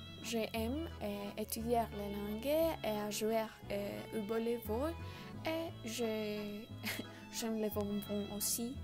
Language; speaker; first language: French; non-native, learner; Spanish